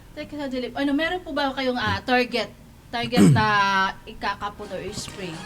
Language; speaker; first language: Filipino; native; Filipino